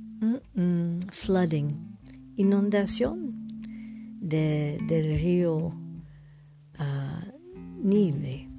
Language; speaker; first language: Spanish; non-native, learner; English